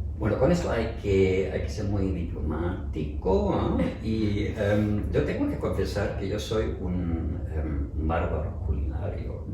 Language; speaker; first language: Spanish; non-native, fluent; German